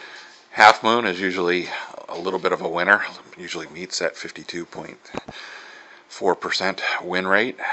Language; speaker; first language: English; native; English